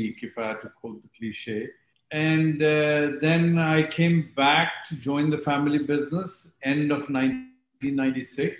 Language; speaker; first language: English; non-native, local second language; Hindi